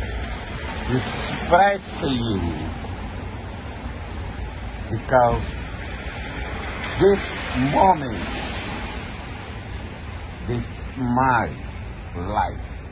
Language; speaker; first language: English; non-native, learner; Portuguese